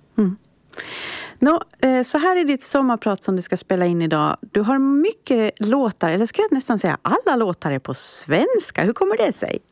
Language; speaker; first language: Swedish; native; Swedish